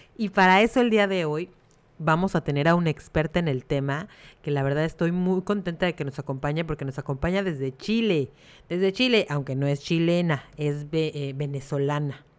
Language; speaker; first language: Spanish; native; Spanish